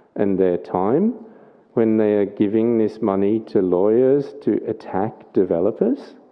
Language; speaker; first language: English; native; English